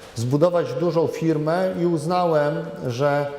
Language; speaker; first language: Polish; native; Polish